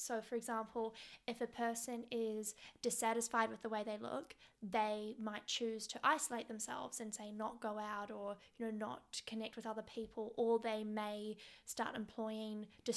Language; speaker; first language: English; native; English